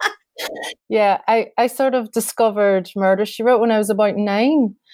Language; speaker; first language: English; native; English